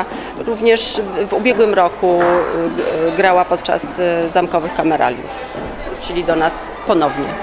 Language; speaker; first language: Polish; native; Polish